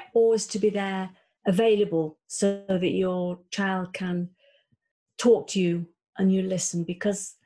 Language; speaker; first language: English; native; English